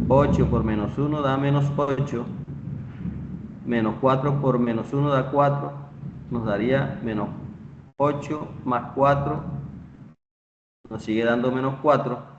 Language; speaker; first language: Spanish; native; Spanish